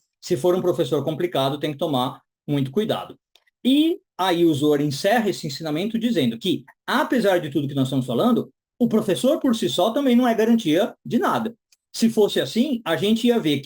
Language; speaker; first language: Portuguese; native; Portuguese